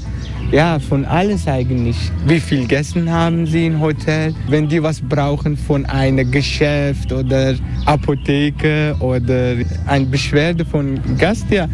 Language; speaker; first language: German; non-native, learner; Turkish